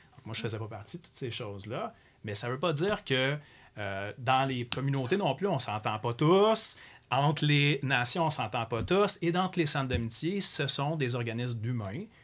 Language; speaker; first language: French; native; French